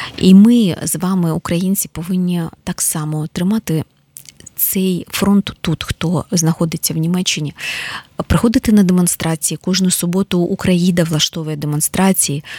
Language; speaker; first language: Ukrainian; native; Ukrainian